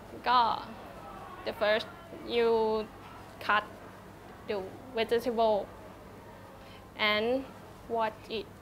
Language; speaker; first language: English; non-native, learner; Thai